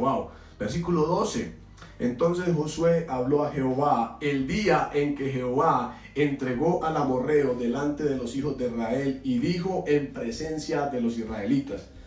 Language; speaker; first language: Spanish; native; Spanish